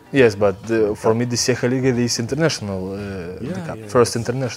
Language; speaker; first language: English; non-native, learner; Belarusian